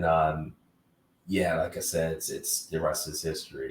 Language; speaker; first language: English; native; English